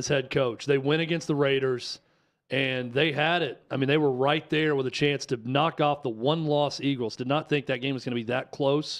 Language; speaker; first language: English; native; English